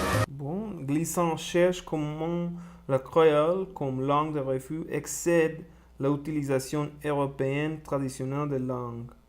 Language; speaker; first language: French; non-native, learner; Spanish